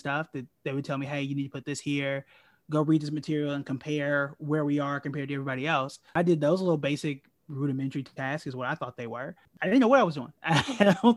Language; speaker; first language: English; native; English